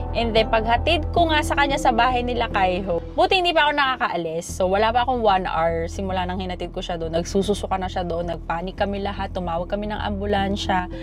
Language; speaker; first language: Filipino; native; Filipino